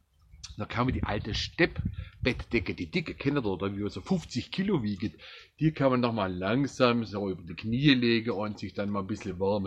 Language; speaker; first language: German; native; German